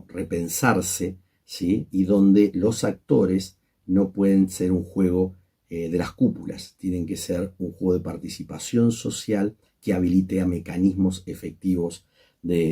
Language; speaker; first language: Spanish; native; Spanish